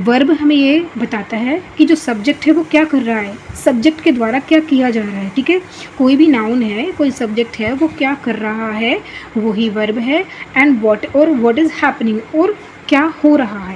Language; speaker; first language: Hindi; native; Hindi